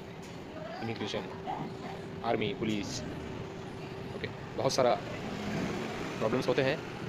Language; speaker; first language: Hindi; non-native, local second language; Bangla